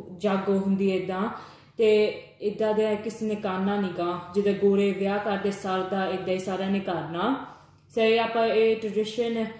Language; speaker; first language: Punjabi; early bilingual, heritage; Punjabi